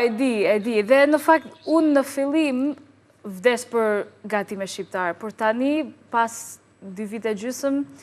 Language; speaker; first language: Albanian; non-native, learner; English